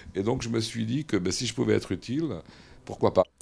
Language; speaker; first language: French; native; French